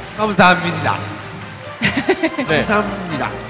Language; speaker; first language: Korean; non-native, learner; Japanese